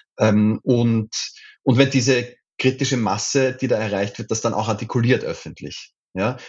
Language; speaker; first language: German; native; German